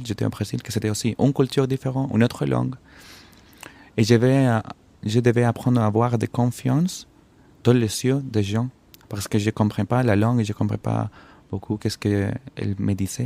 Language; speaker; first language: French; non-native, fluent; Spanish